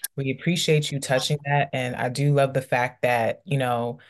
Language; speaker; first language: English; native; English